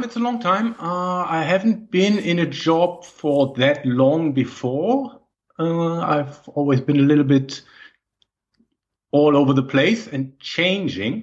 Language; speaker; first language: English; non-native, fluent; German